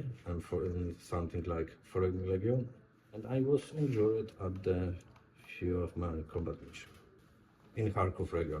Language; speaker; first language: English; non-native, learner; Polish